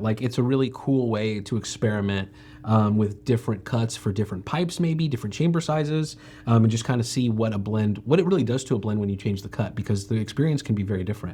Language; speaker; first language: English; native; English